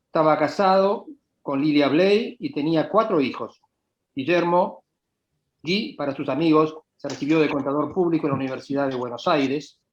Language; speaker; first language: Spanish; native; Spanish